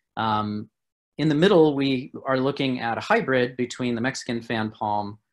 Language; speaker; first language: English; native; English